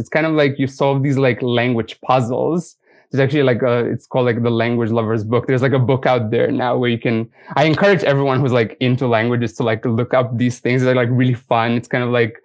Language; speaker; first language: English; non-native, fluent; Romanian